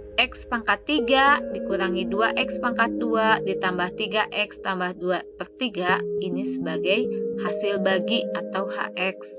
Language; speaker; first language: Indonesian; native; Indonesian